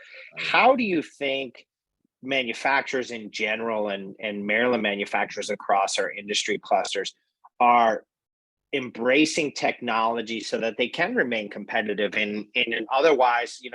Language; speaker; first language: English; native; English